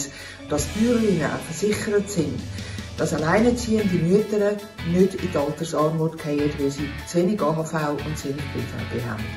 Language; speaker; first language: German; native; German